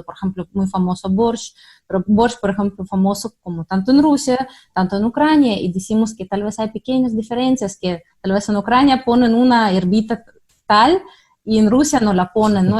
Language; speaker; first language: Spanish; non-native, fluent; Russian